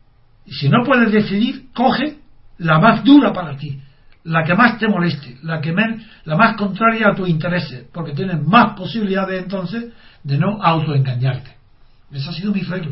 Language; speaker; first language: Spanish; native; Spanish